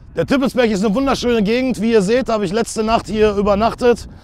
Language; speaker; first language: German; native; German